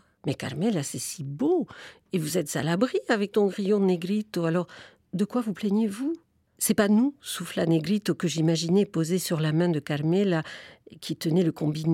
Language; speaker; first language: French; native; French